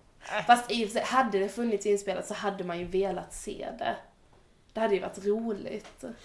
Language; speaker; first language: Swedish; native; Swedish